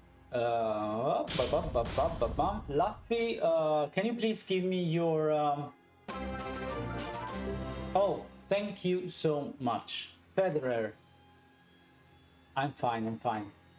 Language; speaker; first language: English; non-native, fluent; Italian